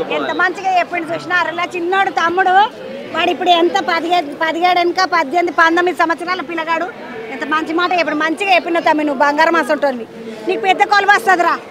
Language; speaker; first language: Telugu; native; Telugu